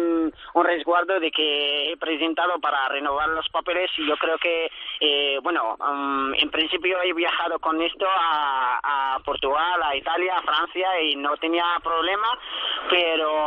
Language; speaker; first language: Spanish; early bilingual, other home language; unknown